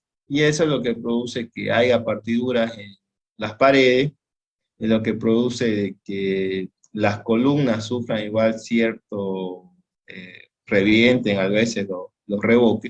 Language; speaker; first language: Spanish; native; Spanish